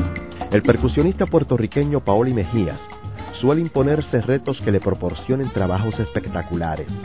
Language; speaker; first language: Spanish; native; Spanish